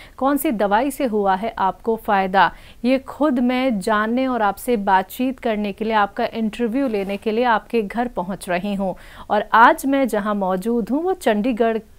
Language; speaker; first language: Hindi; native; Hindi